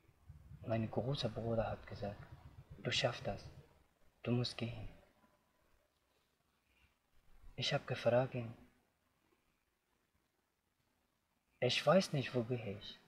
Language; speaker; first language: German; non-native, learner; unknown